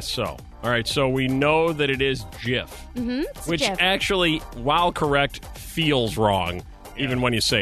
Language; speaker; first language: English; native; English